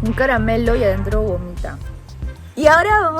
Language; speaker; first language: Spanish; native; Spanish